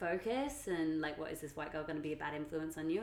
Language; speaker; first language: English; native; English